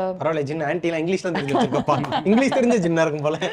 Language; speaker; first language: Tamil; native; Tamil